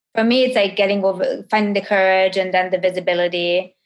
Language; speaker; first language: English; non-native, fluent; Italian